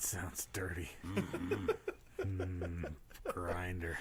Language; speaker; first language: English; native; English